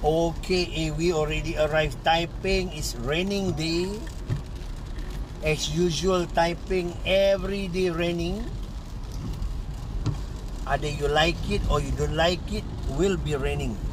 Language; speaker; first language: English; non-native, learner; Malay